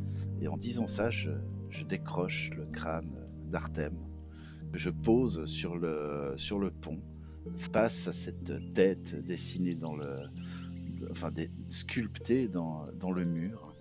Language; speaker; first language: French; native; French